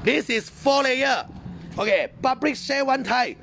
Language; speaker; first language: English; non-native, local second language; Chinese